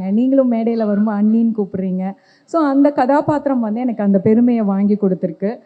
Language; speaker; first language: Tamil; native; Tamil